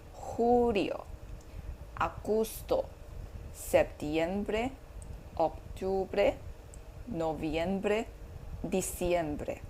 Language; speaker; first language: Spanish; non-native, learner; Chinese